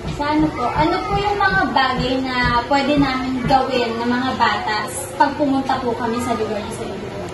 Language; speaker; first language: Filipino; native; Filipino